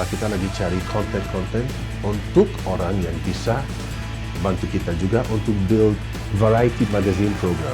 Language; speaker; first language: Indonesian; non-native, fluent; English